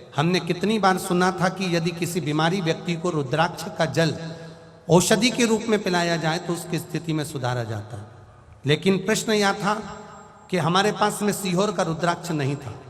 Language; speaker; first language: Hindi; native; Hindi